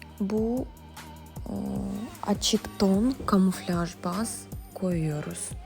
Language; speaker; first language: Turkish; non-native, fluent; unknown